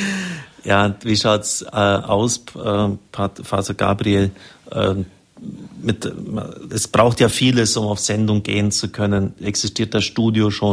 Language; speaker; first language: German; native; German